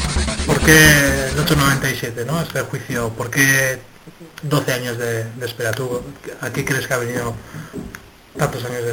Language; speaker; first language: Spanish; native; Spanish